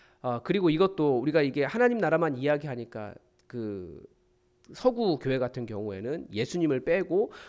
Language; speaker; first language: Korean; native; Korean